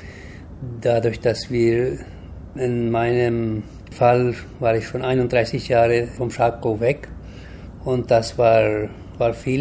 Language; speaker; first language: German; early bilingual, heritage; German